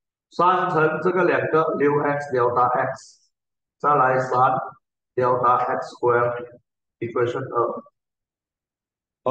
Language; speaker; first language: Chinese; native; Chinese